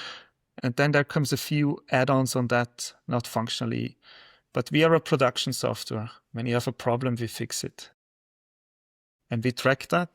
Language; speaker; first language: English; non-native, fluent; German